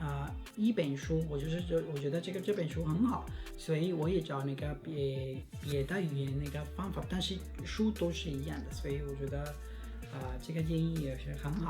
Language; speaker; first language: Chinese; non-native, fluent; Spanish